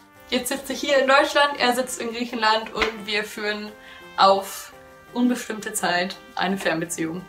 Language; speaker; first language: German; native; German